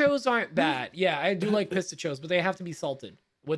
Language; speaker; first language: English; native; English